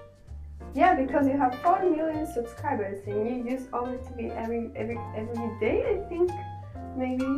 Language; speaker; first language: English; non-native, fluent; Russian